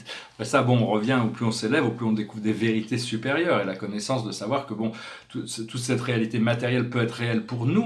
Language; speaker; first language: French; native; French